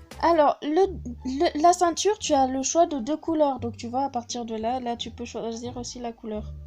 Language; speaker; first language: French; native; French